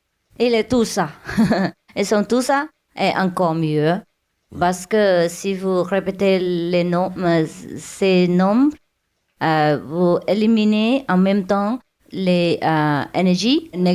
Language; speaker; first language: French; non-native, learner; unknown